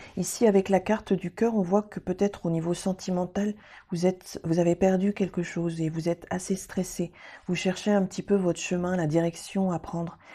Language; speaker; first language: French; native; French